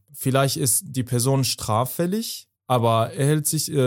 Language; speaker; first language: German; non-native, fluent; Persian